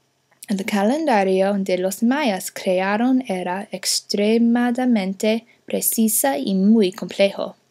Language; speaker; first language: Spanish; non-native, learner; English